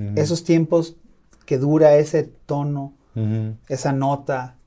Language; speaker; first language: Spanish; native; Spanish